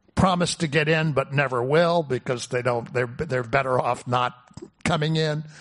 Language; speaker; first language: English; native; English